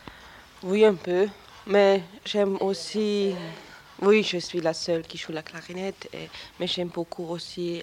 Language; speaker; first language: French; non-native, local second language; German